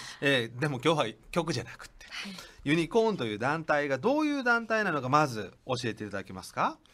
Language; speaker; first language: Japanese; native; Japanese